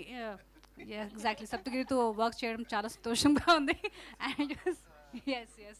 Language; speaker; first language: Telugu; non-native, fluent; Hindi